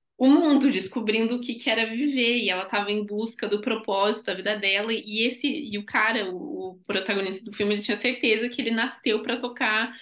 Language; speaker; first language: Portuguese; native; Portuguese